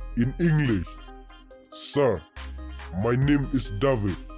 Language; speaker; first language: English; non-native, local second language; Khasi